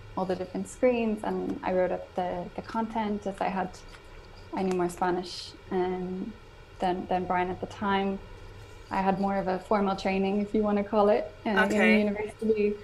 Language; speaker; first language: English; native; English